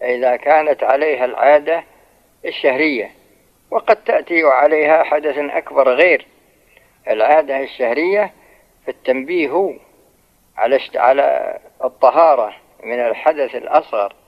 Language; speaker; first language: Arabic; native; Arabic